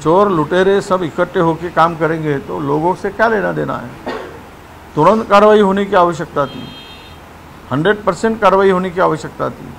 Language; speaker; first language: Hindi; non-native, local second language; Marathi